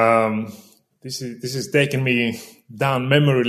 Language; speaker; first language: English; non-native, fluent; Greek